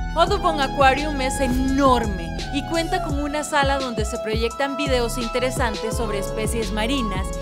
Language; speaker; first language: Spanish; native; Spanish